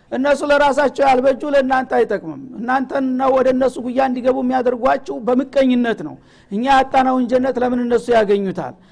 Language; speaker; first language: Amharic; native; Amharic